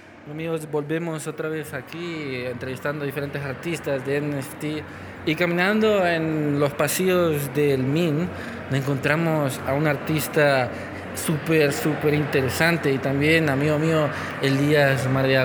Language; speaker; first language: Spanish; native; Spanish